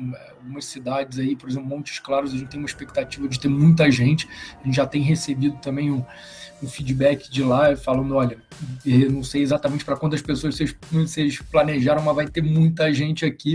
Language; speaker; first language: Portuguese; native; Portuguese